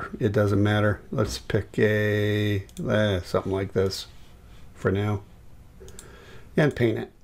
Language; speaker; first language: English; native; English